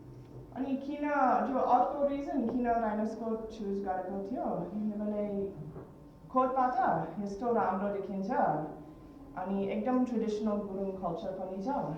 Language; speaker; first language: Nepali; early bilingual, heritage; Nepali